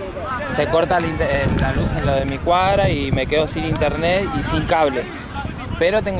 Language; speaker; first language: Spanish; native; Spanish